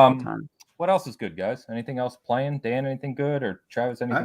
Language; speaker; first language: English; native; English